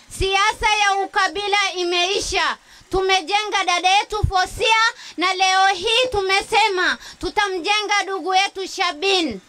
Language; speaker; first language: Swahili; non-native, local second language; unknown